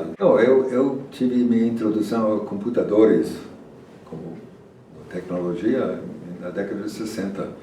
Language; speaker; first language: Portuguese; non-native, fluent; English